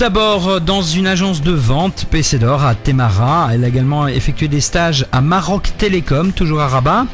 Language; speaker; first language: French; native; French